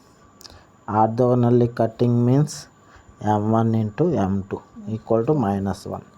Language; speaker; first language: English; non-native, local second language; Telugu